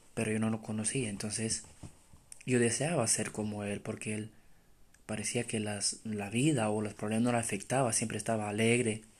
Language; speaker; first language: Spanish; non-native, fluent; Romanian